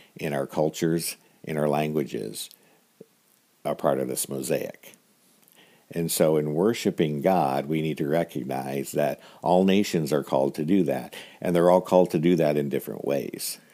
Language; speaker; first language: English; native; English